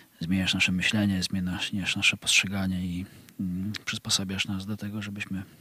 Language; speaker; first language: Polish; native; Polish